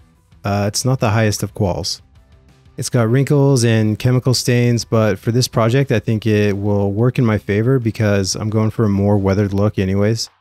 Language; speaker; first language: English; native; English